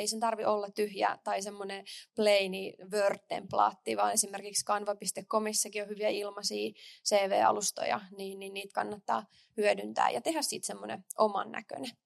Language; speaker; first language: Finnish; native; Finnish